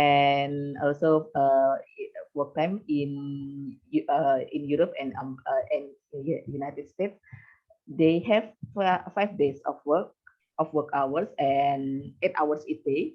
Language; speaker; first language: English; non-native, fluent; Indonesian